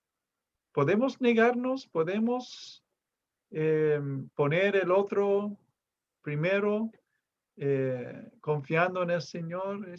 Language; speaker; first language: Spanish; non-native, fluent; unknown